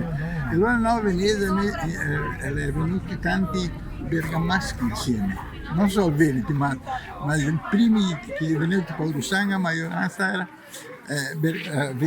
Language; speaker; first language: Italian; early bilingual, heritage; Portuguese